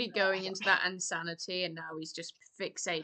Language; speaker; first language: English; native; English